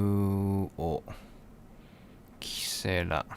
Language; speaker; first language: Japanese; non-native, learner; English